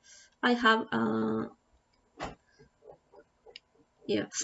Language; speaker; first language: English; non-native, learner; Japanese